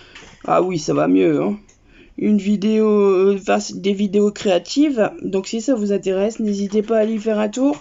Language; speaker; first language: French; native; French